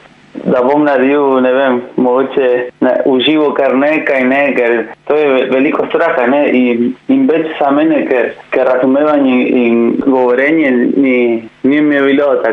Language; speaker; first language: Slovenian; non-native, learner; Spanish